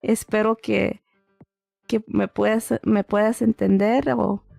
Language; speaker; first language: Spanish; early bilingual, heritage; Spanish